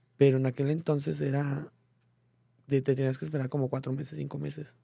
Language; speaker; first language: Spanish; native; Spanish